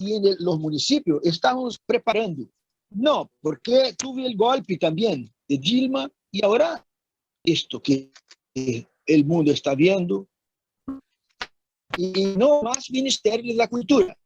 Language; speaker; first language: Spanish; non-native, fluent; Portuguese